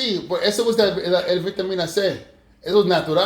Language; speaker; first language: Spanish; non-native, learner; English